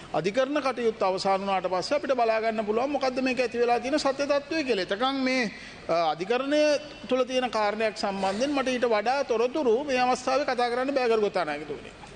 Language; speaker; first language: Sinhala; native; Sinhala